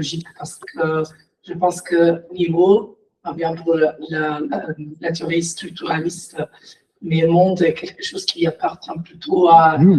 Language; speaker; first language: French; non-native, fluent; Italian